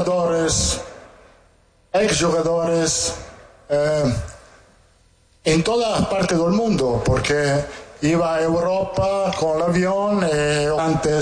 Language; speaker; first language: Portuguese; non-native, learner; Italian